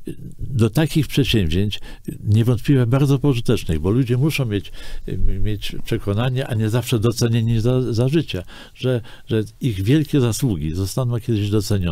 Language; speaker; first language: Polish; native; Polish